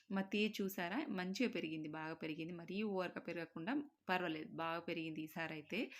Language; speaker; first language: Telugu; non-native, local second language; Marwari